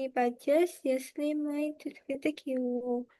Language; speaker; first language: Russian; non-native, learner; Indonesian